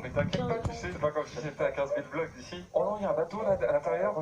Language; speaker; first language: French; native; French